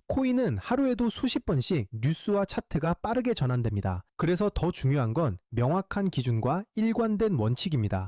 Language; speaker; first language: Korean; native; Korean